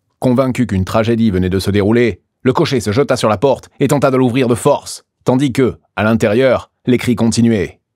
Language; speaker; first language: French; native; French